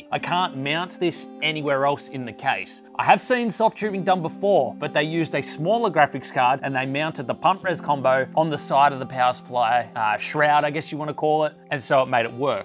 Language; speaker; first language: English; native; English